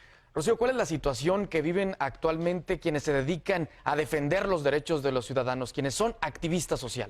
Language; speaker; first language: Spanish; native; Spanish